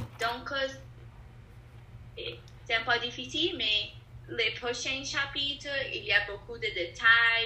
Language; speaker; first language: French; non-native, learner; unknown